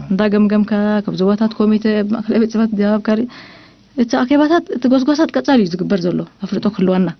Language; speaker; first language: Tigrinya; non-native, local second language; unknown